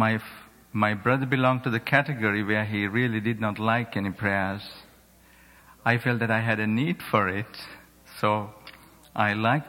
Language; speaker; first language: English; non-native, local second language; Sinhala